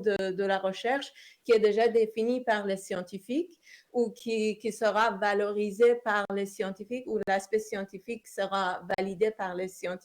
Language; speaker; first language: French; non-native, fluent; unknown